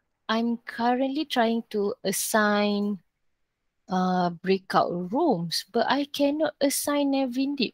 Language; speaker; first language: English; non-native, local second language; Malay